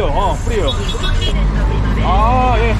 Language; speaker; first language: Spanish; non-native, learner; Korean